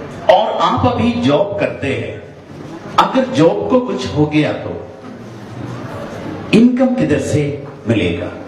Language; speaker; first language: Hindi; non-native, fluent; Bangla